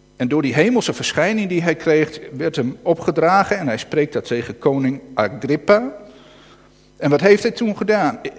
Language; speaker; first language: Dutch; native; Dutch